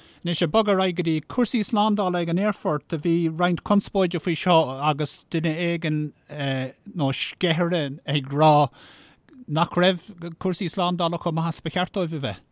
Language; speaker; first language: Irish; native; Irish